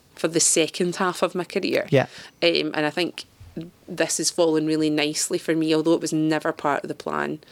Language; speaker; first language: English; native; English